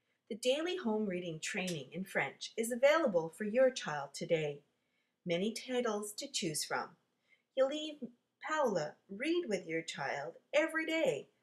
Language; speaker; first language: English; native; English